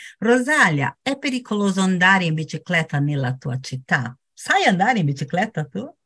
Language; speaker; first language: Italian; non-native, fluent; Portuguese